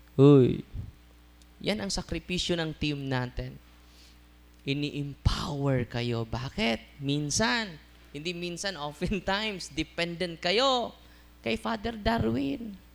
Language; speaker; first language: Filipino; non-native, local second language; Cebuano